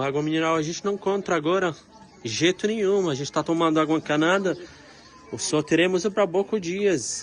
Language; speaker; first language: Portuguese; non-native, fluent; Arabic